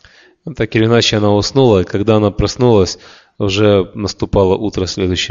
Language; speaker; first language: Russian; native; Russian